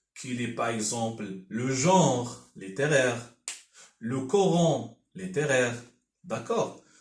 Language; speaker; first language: French; non-native, local second language; Arabic